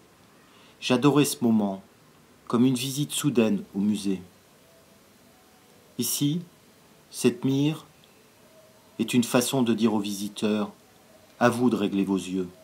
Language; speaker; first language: French; native; French